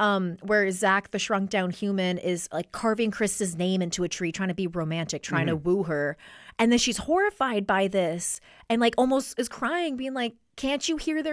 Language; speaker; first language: English; native; English